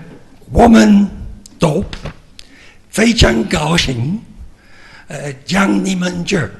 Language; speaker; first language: Chinese; non-native, learner; French